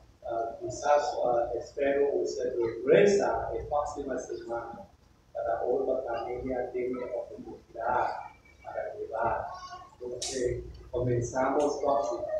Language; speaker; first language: Spanish; non-native, learner; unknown